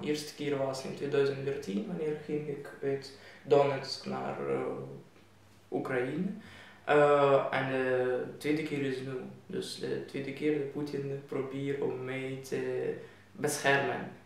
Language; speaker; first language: Dutch; non-native, learner; Russian